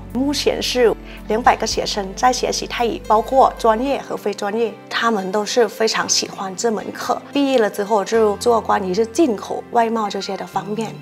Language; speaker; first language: Chinese; non-native, fluent; Thai